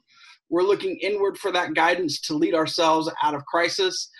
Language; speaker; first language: English; native; English